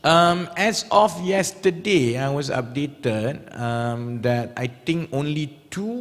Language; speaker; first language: English; non-native, local second language; Malay